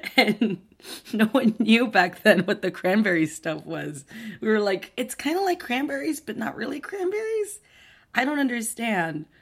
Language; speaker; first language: English; early bilingual, other home language; Spanish